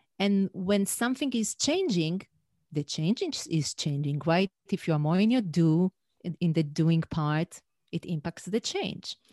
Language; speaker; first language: English; non-native, fluent; Hebrew